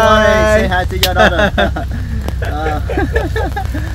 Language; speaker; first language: English; non-native, learner; Vietnamese